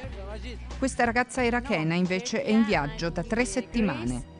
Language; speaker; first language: Italian; native; Italian